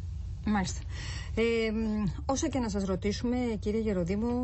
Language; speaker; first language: Greek; native; Greek